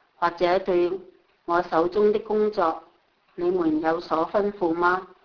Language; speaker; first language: Chinese; non-native, local second language; Cantonese